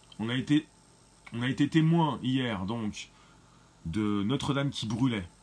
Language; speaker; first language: French; native; French